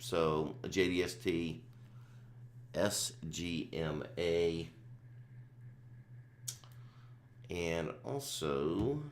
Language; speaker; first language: English; native; English